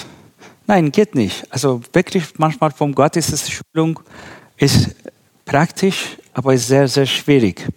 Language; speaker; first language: German; non-native, learner; Persian